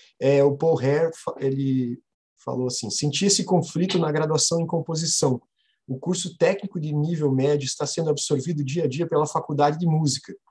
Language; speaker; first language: Portuguese; native; Portuguese